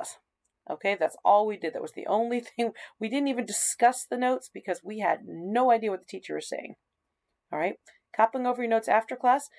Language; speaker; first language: English; native; English